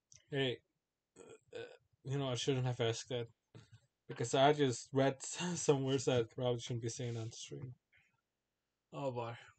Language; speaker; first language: English; early bilingual, other home language; Spanish